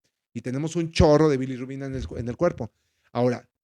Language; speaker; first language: Spanish; native; Spanish